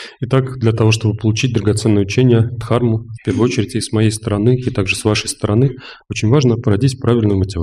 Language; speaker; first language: Russian; native; Russian